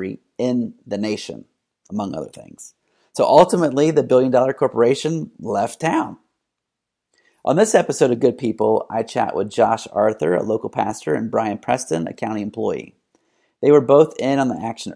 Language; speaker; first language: English; native; English